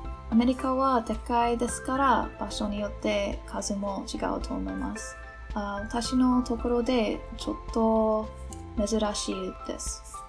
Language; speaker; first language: Japanese; non-native, learner; English